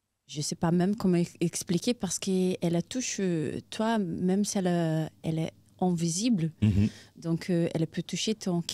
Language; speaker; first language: French; non-native, fluent; Portuguese